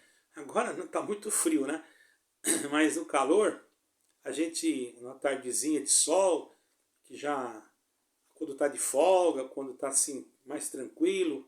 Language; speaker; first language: Portuguese; native; Portuguese